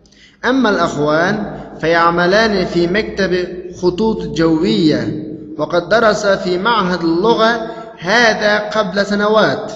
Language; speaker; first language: Arabic; non-native, fluent; Uyghur